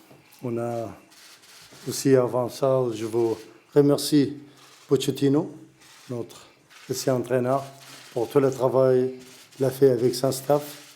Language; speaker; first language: French; non-native, learner; Arabic